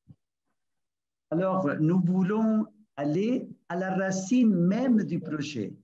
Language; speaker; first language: French; non-native, fluent; Spanish